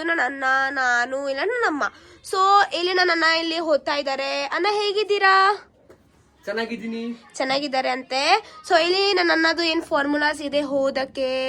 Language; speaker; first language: Kannada; non-native, local second language; Hindi